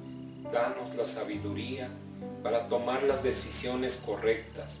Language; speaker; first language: Spanish; native; Spanish